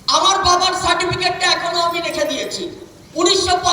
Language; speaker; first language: Bangla; native; Bangla